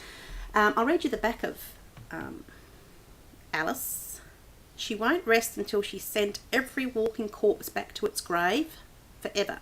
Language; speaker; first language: English; native; English